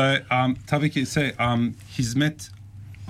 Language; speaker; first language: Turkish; early bilingual, heritage; Turkish